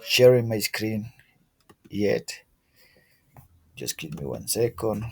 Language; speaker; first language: English; non-native, learner; Spanish